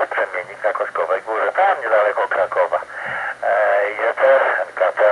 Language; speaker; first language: Polish; native; Polish